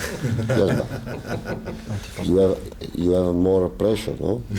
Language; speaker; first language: English; non-native, learner; Italian